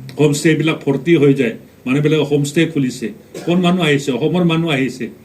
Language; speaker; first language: Assamese; non-native, local second language; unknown